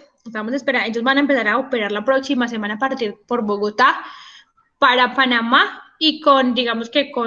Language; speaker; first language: Spanish; native; Spanish